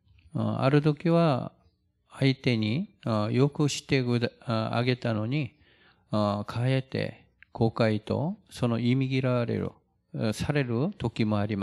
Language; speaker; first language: Japanese; non-native, fluent; Korean